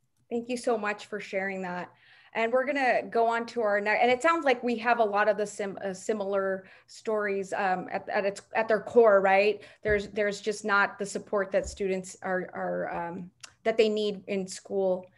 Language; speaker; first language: English; native; English